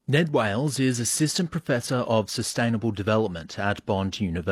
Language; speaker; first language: English; native; English